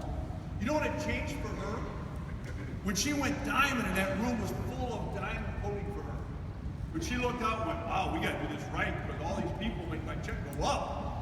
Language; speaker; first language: English; native; English